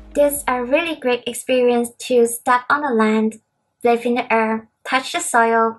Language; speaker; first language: English; non-native, local second language; Cantonese